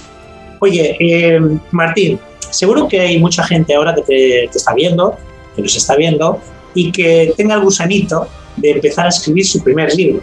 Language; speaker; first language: Spanish; native; Spanish